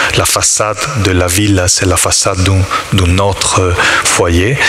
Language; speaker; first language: French; non-native, learner; Italian